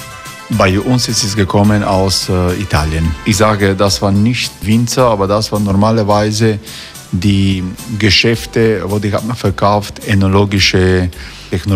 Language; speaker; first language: German; non-native, learner; Croatian